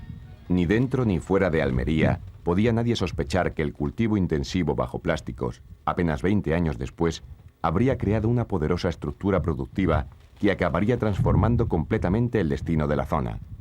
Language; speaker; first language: Spanish; native; Spanish